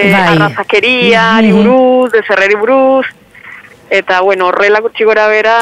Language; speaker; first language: Basque; non-native, fluent; Spanish